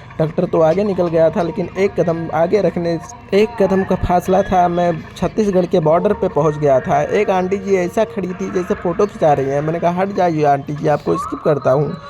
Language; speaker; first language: Hindi; native; Hindi